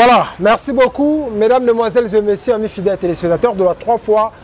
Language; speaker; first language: French; non-native, local second language; Lingala